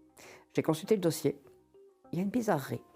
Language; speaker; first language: French; native; French